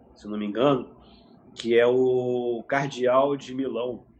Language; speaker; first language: Portuguese; native; Portuguese